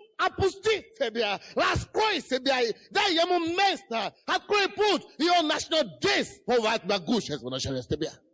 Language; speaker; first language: Russian; non-native, fluent; Yoruba